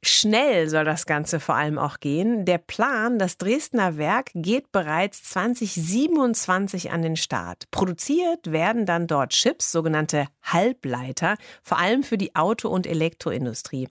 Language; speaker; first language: German; native; German